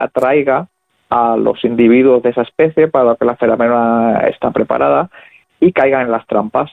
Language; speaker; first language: Spanish; native; Spanish